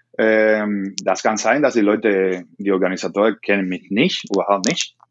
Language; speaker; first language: German; non-native, learner; Spanish